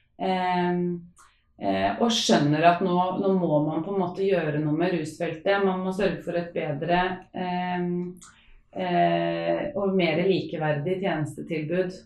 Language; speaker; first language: Norwegian; native; Norwegian